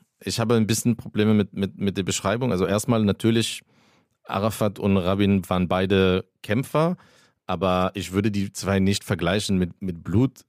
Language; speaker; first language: German; non-native, fluent; Hebrew